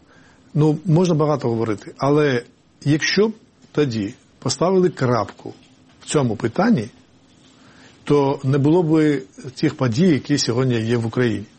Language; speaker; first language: Ukrainian; non-native, fluent; Georgian